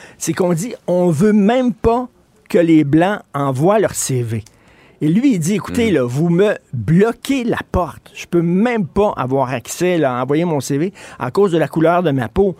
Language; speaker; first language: French; native; French